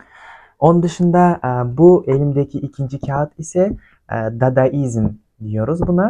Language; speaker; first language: Turkish; non-native, fluent; Kyrgyz